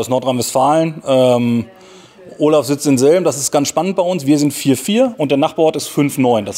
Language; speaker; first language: German; native; German